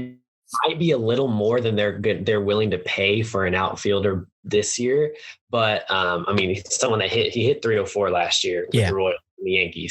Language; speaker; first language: English; native; English